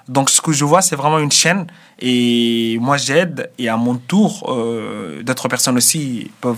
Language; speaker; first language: French; non-native, fluent; Arabic